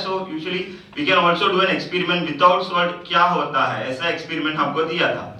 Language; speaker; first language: Hindi; non-native, local second language; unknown